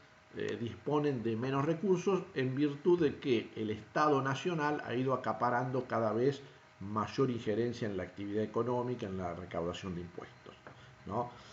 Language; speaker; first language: Spanish; native; Spanish